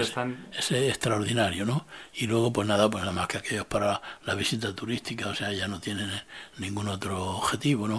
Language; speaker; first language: Spanish; native; Spanish